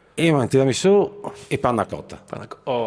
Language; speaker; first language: Bulgarian; non-native, fluent; Italian